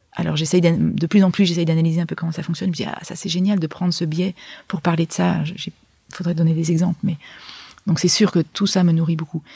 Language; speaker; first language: French; native; French